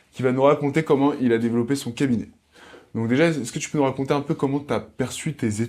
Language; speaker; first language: French; native; French